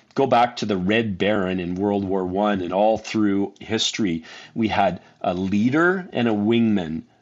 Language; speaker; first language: English; native; English